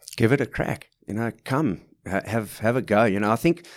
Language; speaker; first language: English; native; English